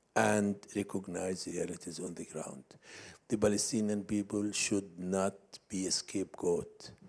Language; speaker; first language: English; non-native, fluent; Arabic